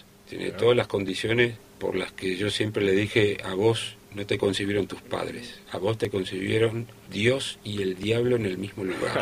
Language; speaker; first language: Spanish; native; Spanish